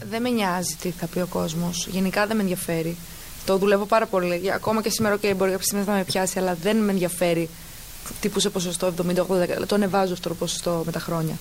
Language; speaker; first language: Greek; early bilingual, heritage; Greek